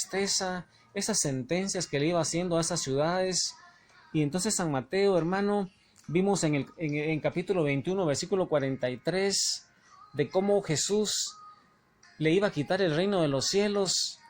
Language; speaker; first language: Spanish; native; Spanish